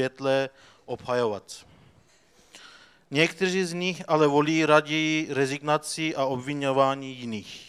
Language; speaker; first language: Czech; non-native, fluent; Turkish